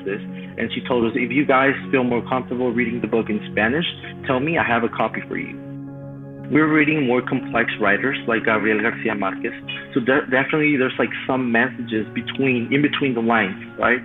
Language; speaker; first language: English; non-native, fluent; Spanish